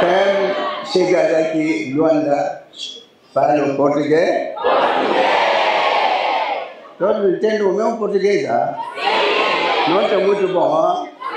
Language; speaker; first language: Portuguese; non-native, learner; Lingala